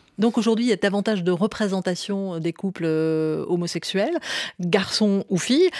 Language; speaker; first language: French; native; French